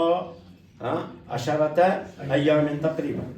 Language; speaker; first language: Arabic; non-native, fluent; Kashmiri